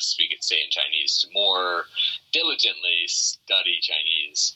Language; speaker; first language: English; native; English